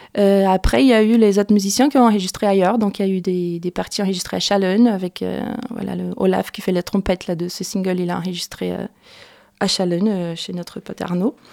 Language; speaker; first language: French; non-native, fluent; Portuguese